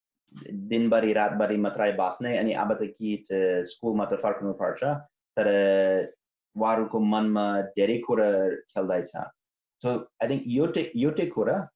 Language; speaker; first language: Nepali; non-native, fluent; English